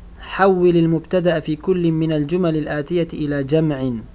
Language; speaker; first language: Arabic; non-native, fluent; Uzbek